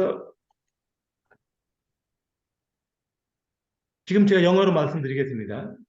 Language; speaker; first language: Korean; non-native, fluent; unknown